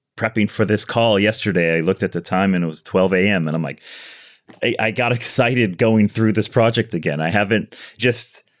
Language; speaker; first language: English; native; English